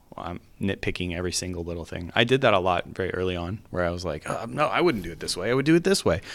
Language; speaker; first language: English; native; English